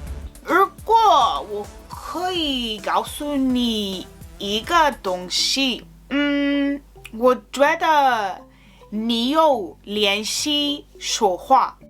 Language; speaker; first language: Chinese; non-native, learner; English